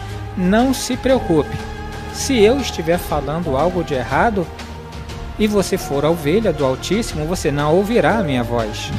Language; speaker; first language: Portuguese; native; Portuguese